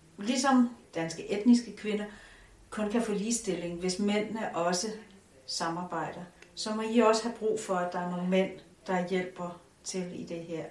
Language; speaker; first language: Danish; native; Danish